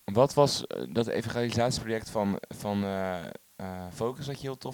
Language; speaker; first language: Dutch; native; Dutch